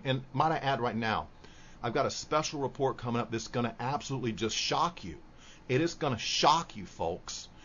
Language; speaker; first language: English; native; English